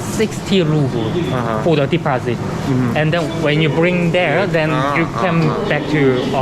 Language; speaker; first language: English; non-native, learner; Korean